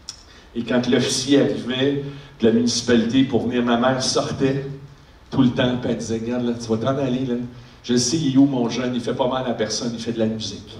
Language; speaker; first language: French; native; French